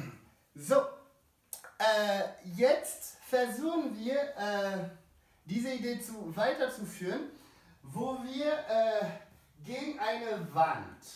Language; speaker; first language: German; non-native, fluent; French